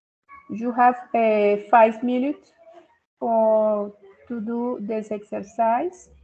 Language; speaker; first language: English; non-native, fluent; Spanish